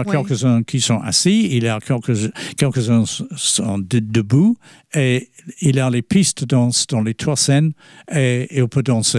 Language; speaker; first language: French; non-native, fluent; English